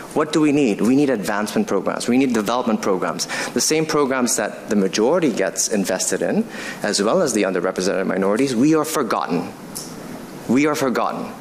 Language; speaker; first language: English; non-native, fluent; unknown